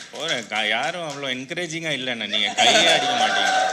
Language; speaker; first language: Tamil; non-native, local second language; Malayalam